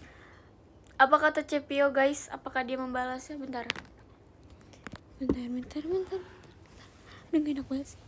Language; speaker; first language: Indonesian; native; Indonesian